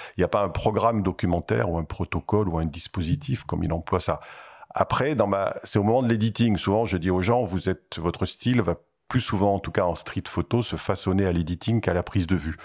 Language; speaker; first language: French; native; French